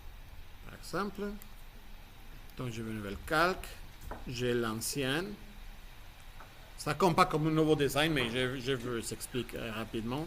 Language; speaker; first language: French; non-native, fluent; Spanish